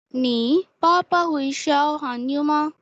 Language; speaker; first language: Chinese; non-native, learner; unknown